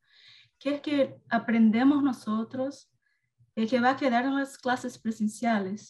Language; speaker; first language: Spanish; non-native, learner; Portuguese